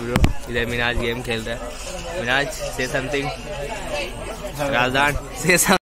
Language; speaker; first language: Hindi; native; Hindi